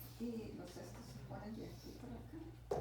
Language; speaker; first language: Spanish; native; Spanish